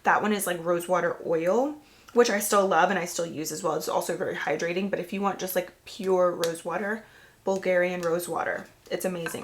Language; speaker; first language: English; native; English